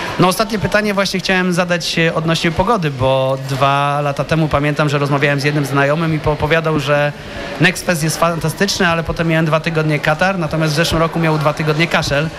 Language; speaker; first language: Polish; native; Polish